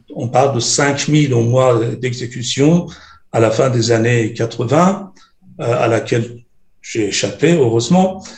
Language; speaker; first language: French; non-native, fluent; Persian